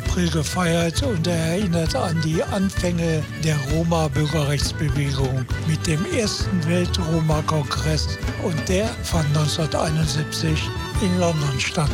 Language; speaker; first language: German; native; German